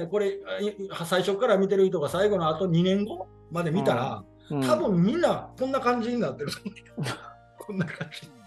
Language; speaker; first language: Japanese; native; Japanese